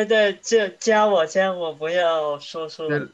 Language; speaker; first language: Chinese; early bilingual, heritage; Chinese